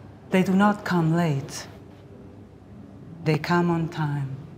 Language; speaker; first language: English; non-native, fluent; Portuguese